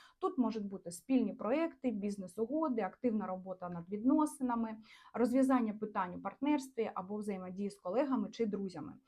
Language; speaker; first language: Ukrainian; non-native, local second language; Russian